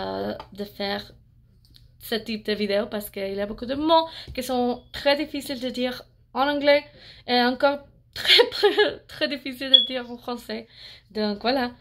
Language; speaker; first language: French; non-native, learner; English